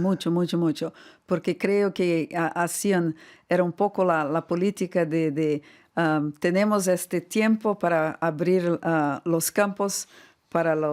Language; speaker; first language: Spanish; non-native, fluent; Portuguese